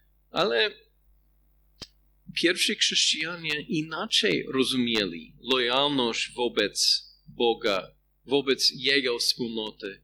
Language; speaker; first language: Polish; non-native, fluent; English